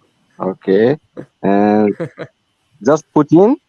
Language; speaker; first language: English; non-native, learner; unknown